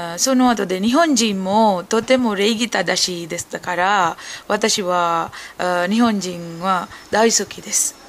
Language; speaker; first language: Japanese; non-native, learner; Sinhala